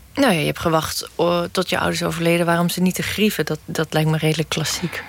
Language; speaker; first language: Dutch; native; Dutch